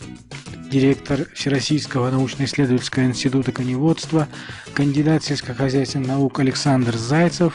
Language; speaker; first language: Russian; native; Russian